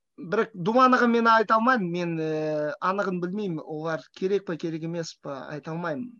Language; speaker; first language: Kazakh; non-native, fluent; Russian